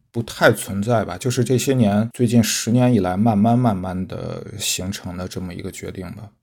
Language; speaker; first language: Chinese; native; Chinese